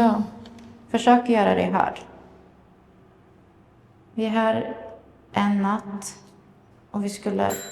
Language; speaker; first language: Swedish; native; Swedish